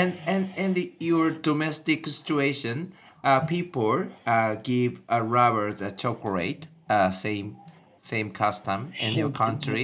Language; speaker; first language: English; non-native, learner; Japanese